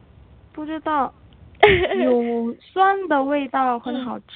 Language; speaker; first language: Chinese; non-native, learner; Korean